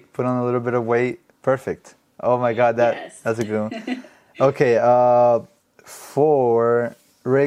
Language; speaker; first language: English; non-native, fluent; Spanish